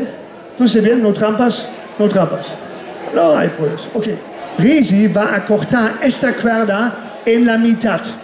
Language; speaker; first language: Spanish; non-native, fluent; German